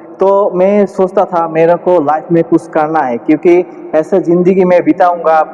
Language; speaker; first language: Hindi; non-native, learner; Bangla